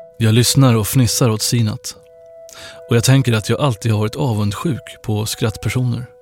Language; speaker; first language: Swedish; native; Swedish